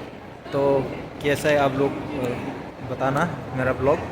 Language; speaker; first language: Hindi; non-native, local second language; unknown